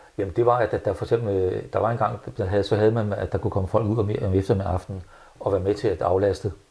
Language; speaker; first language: Danish; native; Danish